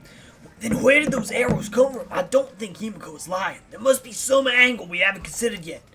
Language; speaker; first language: English; native; English